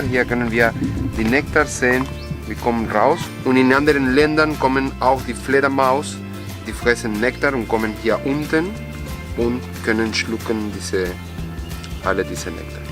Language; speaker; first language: German; non-native, fluent; Spanish